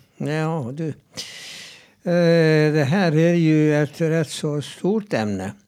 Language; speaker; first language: Swedish; non-native, fluent; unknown